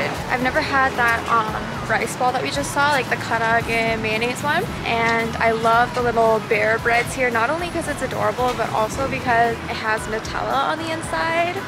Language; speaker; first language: English; early bilingual, other home language; Japanese